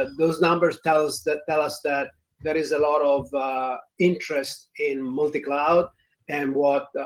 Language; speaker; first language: English; non-native, fluent; Italian